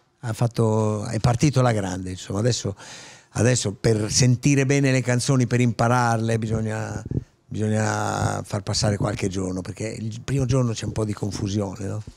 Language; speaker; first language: Italian; native; Italian